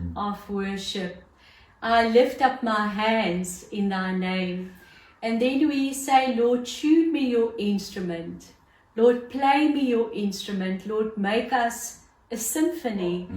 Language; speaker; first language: English; non-native, local second language; Afrikaans